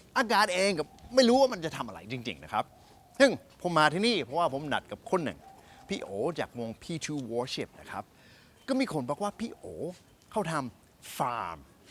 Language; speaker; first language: Thai; early bilingual, heritage; Thai